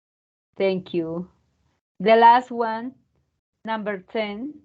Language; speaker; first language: English; non-native, fluent; Spanish